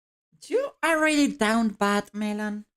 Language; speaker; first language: English; non-native, fluent; Spanish